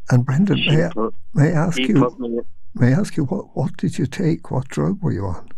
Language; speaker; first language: English; native; English